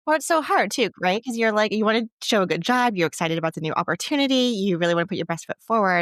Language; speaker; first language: English; native; English